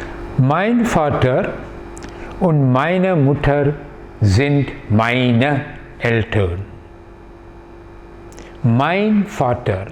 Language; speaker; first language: German; non-native, fluent; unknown